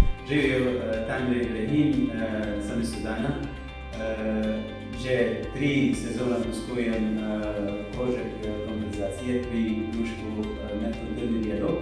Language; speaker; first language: Slovenian; non-native, fluent; Arabic